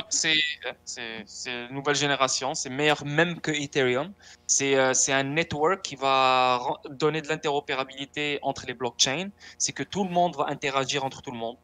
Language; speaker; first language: French; non-native, local second language; Arabic